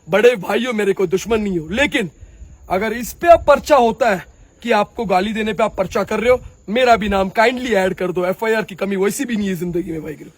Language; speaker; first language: Hindi; non-native, local second language; Punjabi